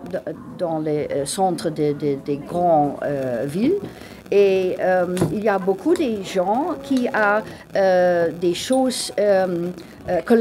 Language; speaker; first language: French; non-native, learner; English